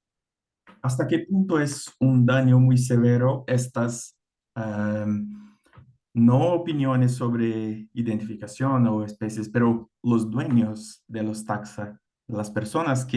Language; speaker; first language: Spanish; non-native, fluent; Portuguese